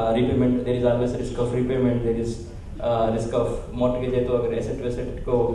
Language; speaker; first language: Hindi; non-native, local second language; Telugu